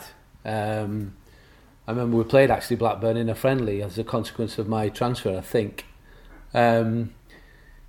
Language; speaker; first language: English; native; English